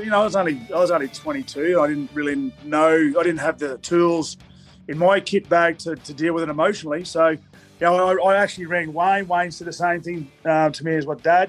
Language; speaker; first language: English; native; English